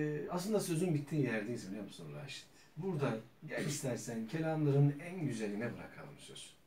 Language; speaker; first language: Turkish; native; Turkish